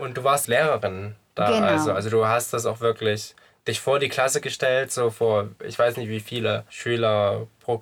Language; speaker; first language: German; native; German